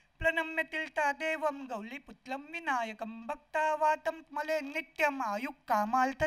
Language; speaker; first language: Hindi; non-native, local second language; Marathi